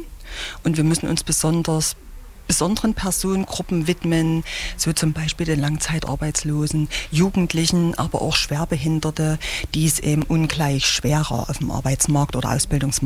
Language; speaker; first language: German; native; German